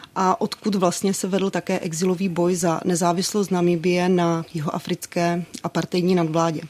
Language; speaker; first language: Czech; native; Czech